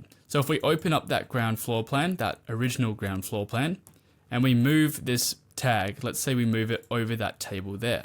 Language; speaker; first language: English; native; English